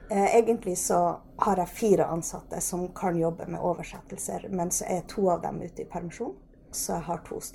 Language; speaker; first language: Norwegian; native; Norwegian